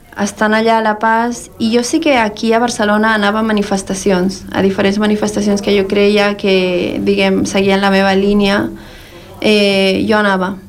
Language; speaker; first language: Catalan; early bilingual, other home language; Spanish